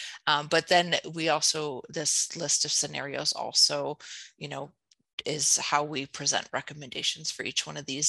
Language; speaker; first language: English; native; English